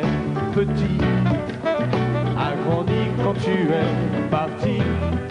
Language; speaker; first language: French; native; French